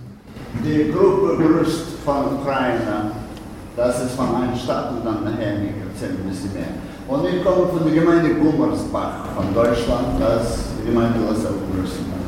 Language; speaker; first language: German; non-native, learner; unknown